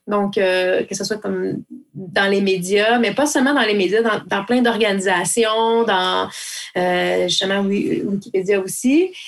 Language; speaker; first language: French; native; French